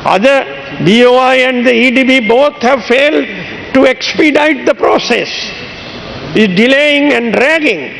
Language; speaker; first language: English; non-native, local second language; Sinhala